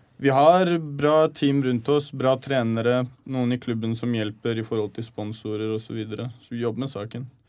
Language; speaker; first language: Norwegian; early bilingual, other home language; Chechen